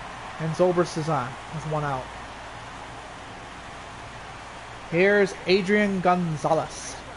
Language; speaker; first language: English; native; English